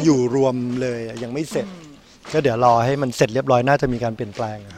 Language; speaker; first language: Thai; native; Thai